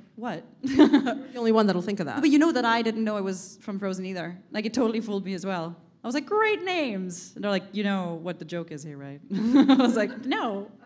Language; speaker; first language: English; non-native, fluent; Hebrew